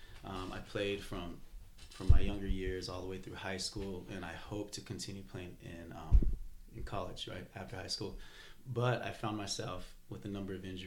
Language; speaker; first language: English; native; English